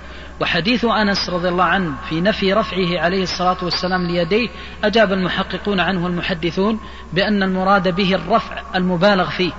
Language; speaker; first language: Arabic; native; Arabic